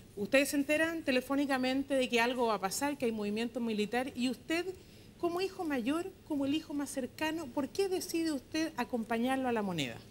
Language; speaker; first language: Spanish; native; Spanish